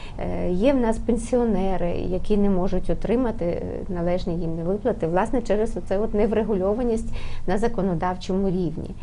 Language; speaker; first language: Ukrainian; native; Ukrainian